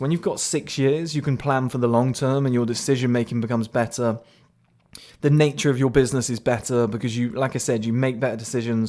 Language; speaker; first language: English; native; English